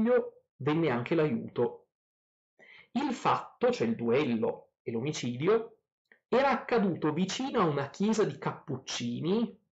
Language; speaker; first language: Italian; native; Italian